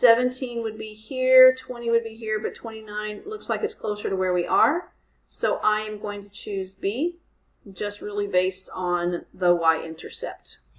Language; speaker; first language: English; native; English